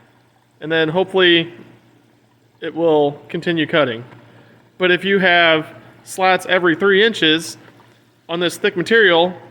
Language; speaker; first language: English; native; English